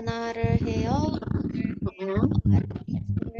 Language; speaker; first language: Korean; non-native, learner; Indonesian